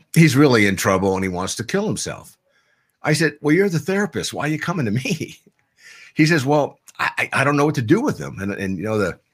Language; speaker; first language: English; native; English